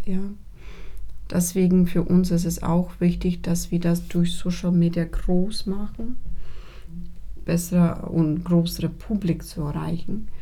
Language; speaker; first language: German; non-native, fluent; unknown